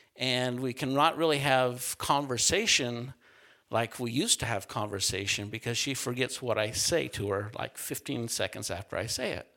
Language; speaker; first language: English; native; English